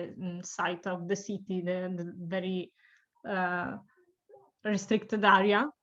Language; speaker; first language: English; non-native, learner; Italian